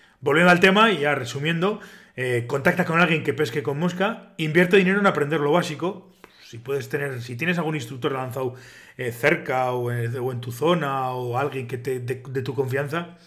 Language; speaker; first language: Spanish; native; Spanish